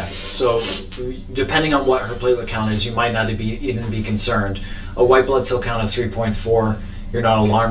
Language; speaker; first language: English; native; English